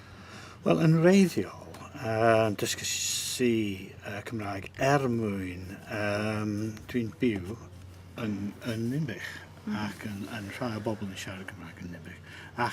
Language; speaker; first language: Welsh; non-native, fluent; English